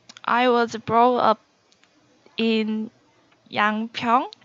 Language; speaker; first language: English; non-native, learner; Korean